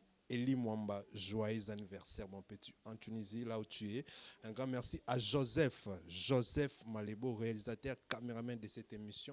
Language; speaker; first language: French; non-native, local second language; Lingala